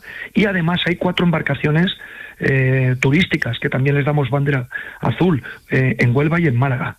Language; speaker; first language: Spanish; native; Spanish